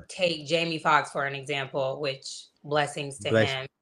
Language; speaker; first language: English; native; English